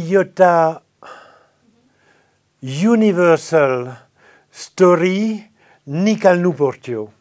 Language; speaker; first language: Nepali; non-native, fluent; French